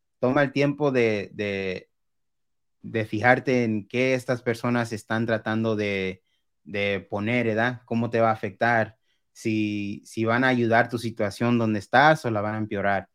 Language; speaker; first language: Spanish; early bilingual, heritage; Spanish